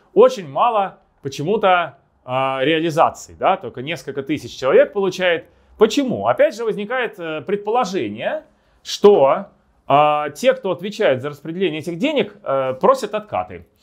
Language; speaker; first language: Russian; native; Russian